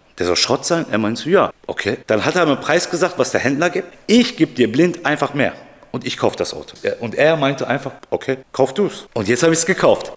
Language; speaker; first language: German; early bilingual, other home language; Turkish